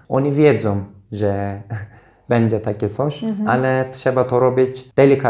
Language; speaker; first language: Polish; non-native, fluent; Turkish